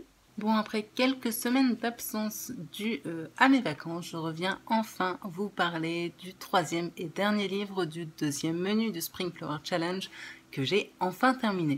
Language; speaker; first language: French; native; French